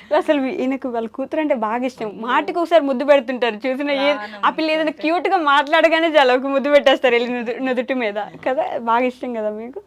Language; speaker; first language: Telugu; native; Telugu